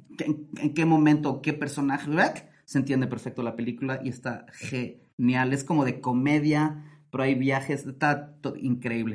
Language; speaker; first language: Spanish; native; Spanish